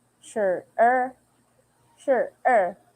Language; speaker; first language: Chinese; non-native, learner; Filipino